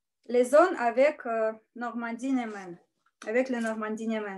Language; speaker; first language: French; non-native, learner; Russian